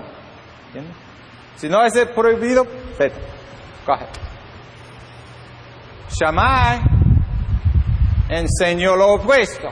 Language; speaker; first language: Spanish; non-native, learner; English